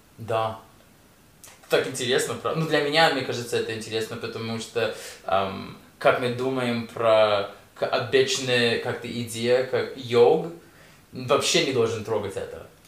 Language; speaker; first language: Russian; early bilingual, heritage; Russian